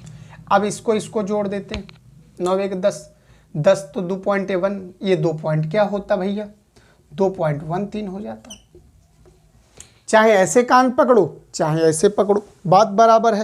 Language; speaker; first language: Hindi; native; Hindi